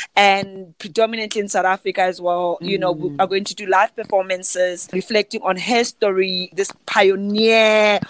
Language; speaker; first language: English; non-native, local second language; Southern Sotho